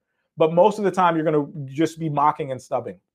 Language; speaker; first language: English; native; English